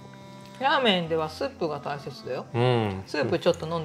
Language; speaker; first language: Japanese; native; Japanese